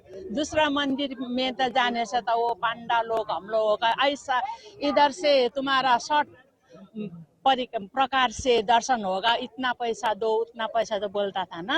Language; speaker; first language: Hindi; non-native, local second language; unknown